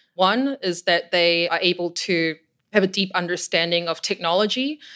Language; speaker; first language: English; native; English